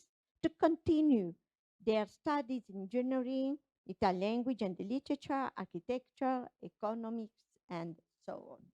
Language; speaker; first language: English; non-native, fluent; Italian